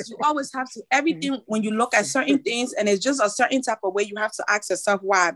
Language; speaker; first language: English; non-native, fluent; French